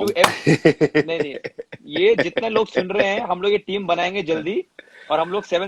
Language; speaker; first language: Hindi; native; Hindi